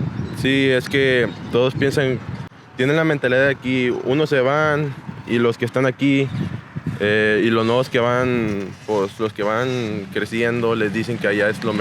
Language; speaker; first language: Spanish; native; Spanish